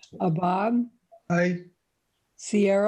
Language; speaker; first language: English; native; English